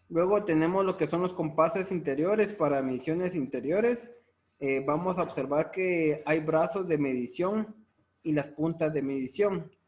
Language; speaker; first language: Spanish; native; Spanish